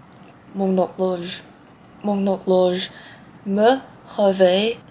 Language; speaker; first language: French; non-native, learner; Thai